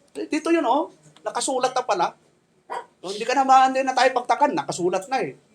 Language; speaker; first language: Filipino; native; Filipino